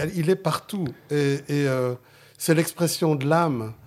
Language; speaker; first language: French; non-native, fluent; Sicilian